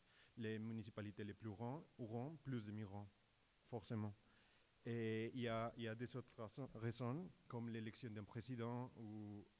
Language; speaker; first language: French; non-native, fluent; Spanish